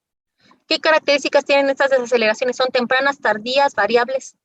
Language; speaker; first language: Spanish; native; Spanish